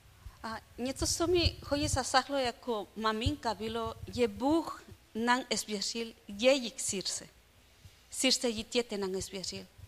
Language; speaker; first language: Czech; non-native, learner; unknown